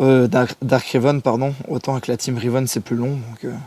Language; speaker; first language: French; native; French